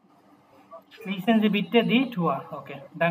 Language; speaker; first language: German; non-native, fluent; Bangla